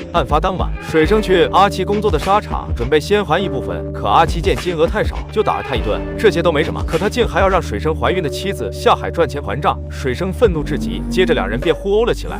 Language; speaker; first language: Chinese; native; Chinese